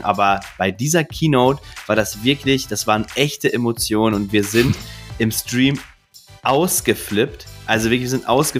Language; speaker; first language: German; native; German